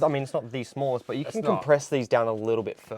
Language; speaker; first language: English; native; English